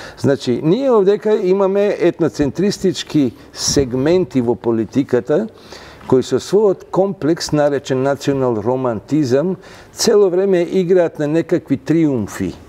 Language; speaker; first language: Macedonian; non-native, local second language; Albanian